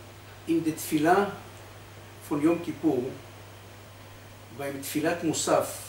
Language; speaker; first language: German; non-native, fluent; Hebrew